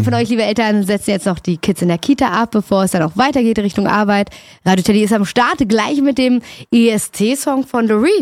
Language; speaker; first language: German; native; German